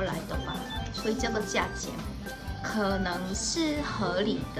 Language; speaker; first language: Chinese; non-native, fluent; Korean